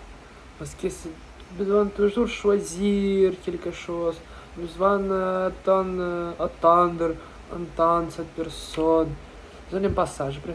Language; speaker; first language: French; non-native, learner; Russian